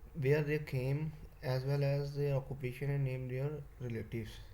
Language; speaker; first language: English; non-native, local second language; Punjabi